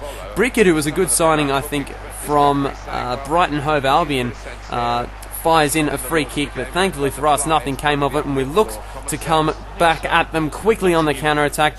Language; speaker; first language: English; native; English